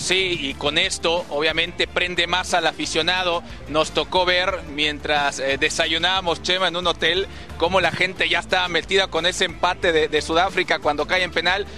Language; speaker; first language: Spanish; native; Spanish